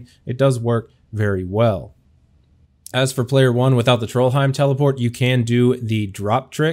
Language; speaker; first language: English; native; English